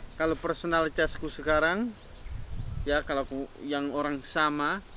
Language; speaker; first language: Indonesian; non-native, learner; Dutch